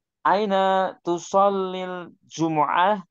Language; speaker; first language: Arabic; non-native, learner; Indonesian